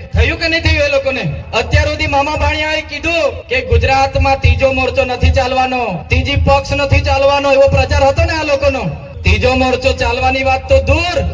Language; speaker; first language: Gujarati; non-native, local second language; Vasavi